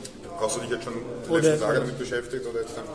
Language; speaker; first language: German; native; German